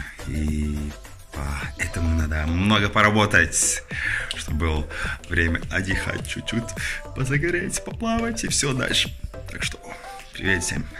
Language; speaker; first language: Russian; non-native, learner; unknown